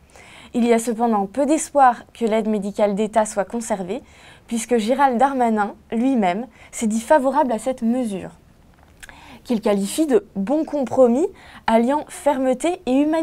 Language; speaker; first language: French; native; French